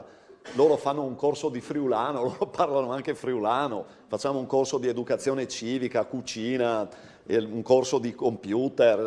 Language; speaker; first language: Italian; native; Italian